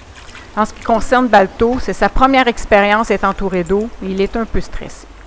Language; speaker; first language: French; native; French